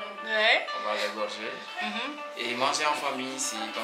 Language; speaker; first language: French; non-native, local second language; Wolof